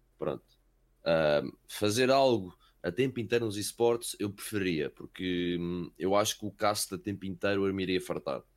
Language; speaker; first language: Portuguese; early bilingual, heritage; Portuguese